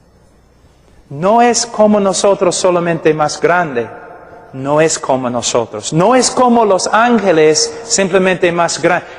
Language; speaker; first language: Spanish; non-native, fluent; English